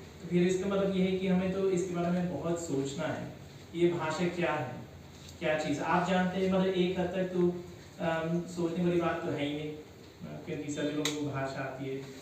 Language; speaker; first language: Hindi; non-native, fluent; English